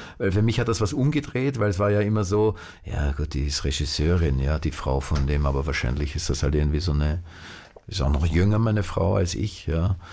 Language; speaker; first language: German; native; German